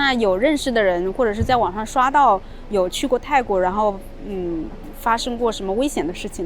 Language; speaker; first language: Chinese; native; Chinese